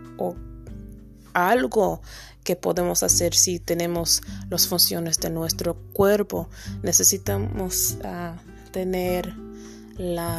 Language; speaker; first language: Spanish; non-native, learner; English